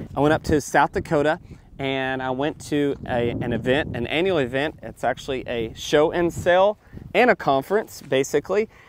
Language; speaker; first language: English; native; English